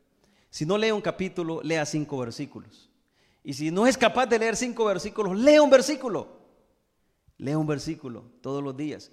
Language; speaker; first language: Spanish; native; Spanish